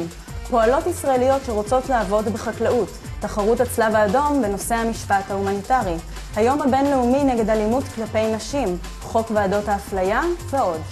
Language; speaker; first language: Hebrew; native; Hebrew